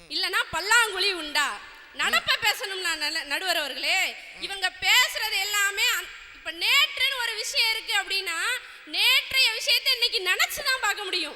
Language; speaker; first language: Tamil; native; Tamil